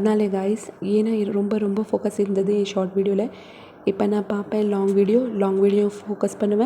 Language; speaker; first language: Tamil; non-native, local second language; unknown